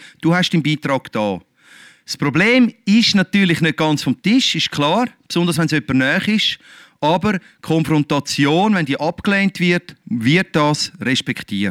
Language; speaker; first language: German; native; German